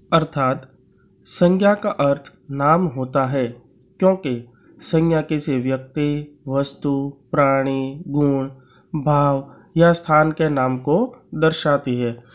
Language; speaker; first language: Hindi; non-native, local second language; Gujarati